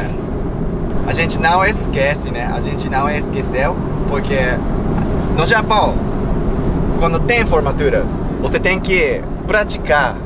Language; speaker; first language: Portuguese; non-native, fluent; Japanese